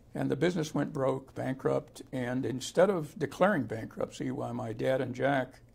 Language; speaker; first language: English; native; English